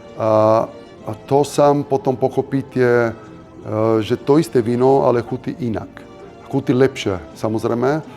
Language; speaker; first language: Slovak; non-native, fluent; Italian